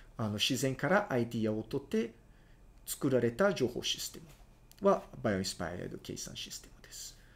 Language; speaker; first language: Japanese; non-native, fluent; Portuguese